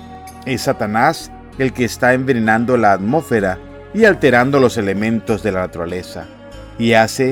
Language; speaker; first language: Spanish; native; Spanish